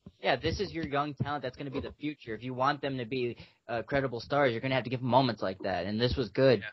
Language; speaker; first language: English; native; English